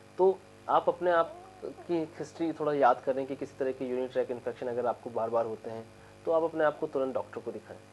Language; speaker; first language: Hindi; native; Hindi